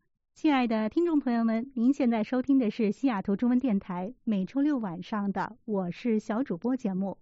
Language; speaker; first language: Chinese; native; Chinese